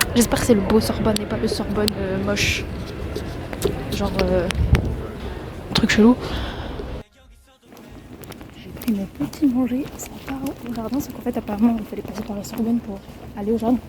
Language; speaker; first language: French; native; French